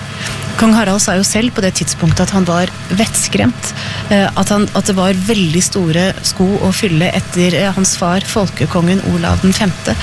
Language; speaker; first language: Norwegian; native; Norwegian